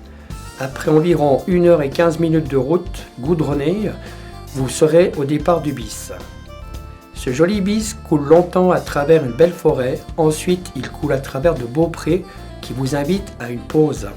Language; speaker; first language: French; native; French